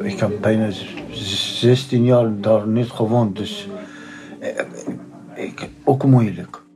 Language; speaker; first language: Dutch; non-native, learner; Arabic